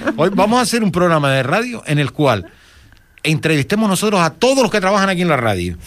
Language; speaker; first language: Spanish; native; Spanish